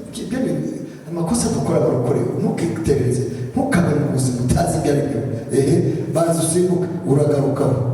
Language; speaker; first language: Kinyarwanda; early bilingual, heritage; Kinyarwanda